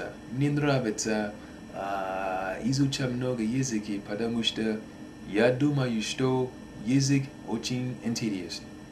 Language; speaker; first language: Russian; non-native, learner; English